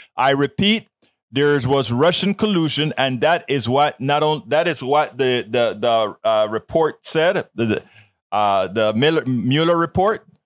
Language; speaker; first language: English; non-native, fluent; Spanish